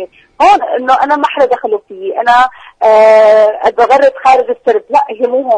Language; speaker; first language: Arabic; native; Arabic